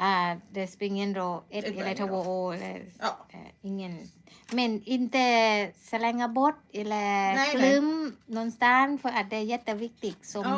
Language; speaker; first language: Swedish; non-native, learner; Thai